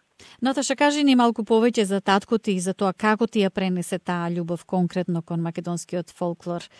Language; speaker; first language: Macedonian; native; Macedonian